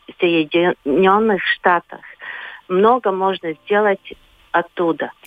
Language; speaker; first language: Russian; non-native, local second language; Latvian